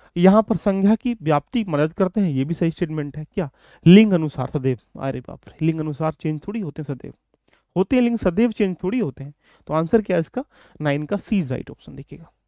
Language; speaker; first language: Hindi; native; Hindi